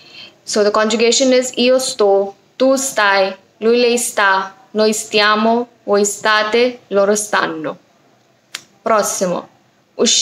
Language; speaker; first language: Italian; non-native, fluent; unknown